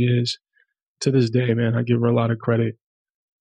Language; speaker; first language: English; early bilingual, other home language; German